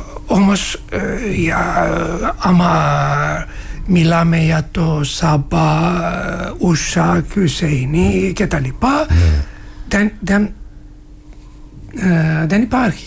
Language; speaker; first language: Greek; non-native, learner; Turkish